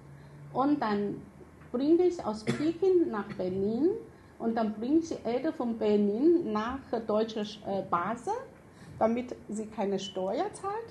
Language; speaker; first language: German; non-native, fluent; Chinese